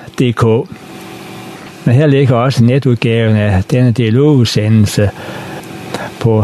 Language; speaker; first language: Danish; native; Danish